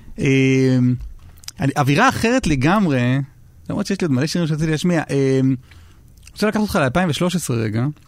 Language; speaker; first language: Hebrew; native; Hebrew